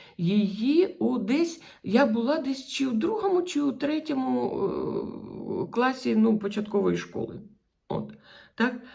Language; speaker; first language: Ukrainian; non-native, local second language; Russian